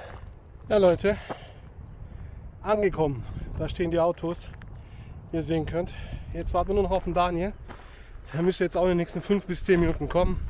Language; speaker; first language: German; native; German